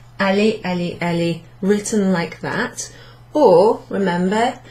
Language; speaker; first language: French; non-native, fluent; English